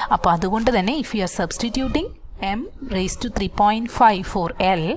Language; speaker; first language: English; non-native, local second language; Malayalam